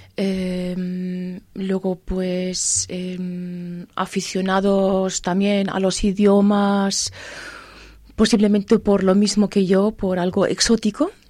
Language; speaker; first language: Spanish; non-native, fluent; German